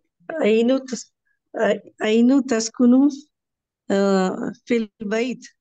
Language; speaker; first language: Arabic; non-native, learner; Hindi